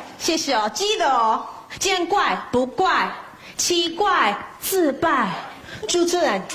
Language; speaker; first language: Chinese; non-native, fluent; English